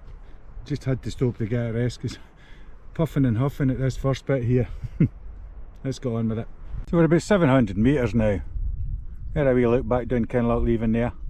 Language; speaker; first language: English; native; English